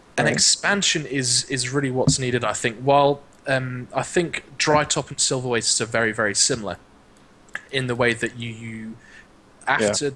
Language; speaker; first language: English; native; English